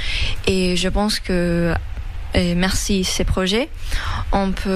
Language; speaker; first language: French; early bilingual, other home language; Spanish